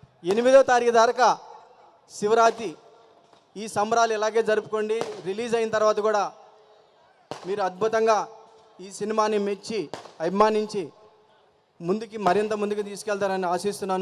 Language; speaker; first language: Telugu; native; Telugu